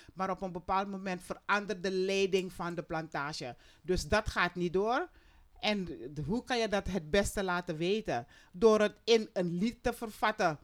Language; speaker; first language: Dutch; native; Dutch